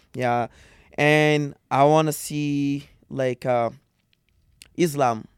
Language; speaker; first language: English; non-native, fluent; French